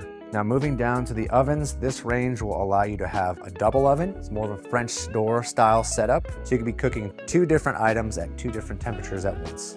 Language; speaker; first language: English; native; English